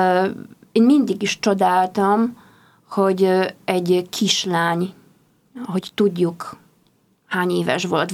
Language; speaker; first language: Hungarian; non-native, fluent; Polish